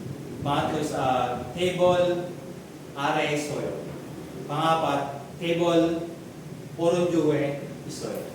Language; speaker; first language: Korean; non-native, fluent; Filipino